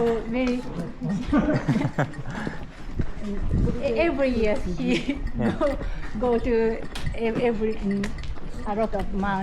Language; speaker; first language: English; non-native, learner; Japanese